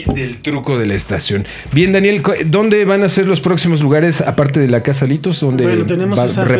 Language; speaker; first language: Spanish; native; Spanish